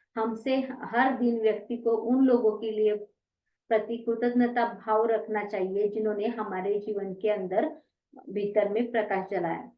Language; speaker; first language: Hindi; non-native, local second language; Marathi